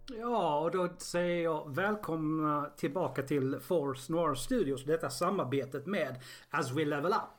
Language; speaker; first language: Swedish; native; Swedish